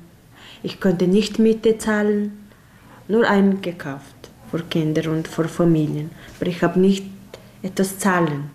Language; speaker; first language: German; non-native, learner; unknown